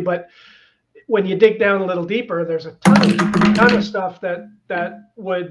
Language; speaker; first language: English; native; English